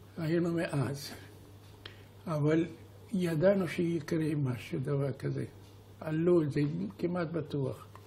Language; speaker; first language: Hebrew; non-native, fluent; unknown